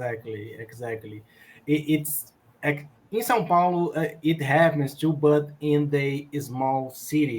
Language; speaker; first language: English; non-native, learner; Portuguese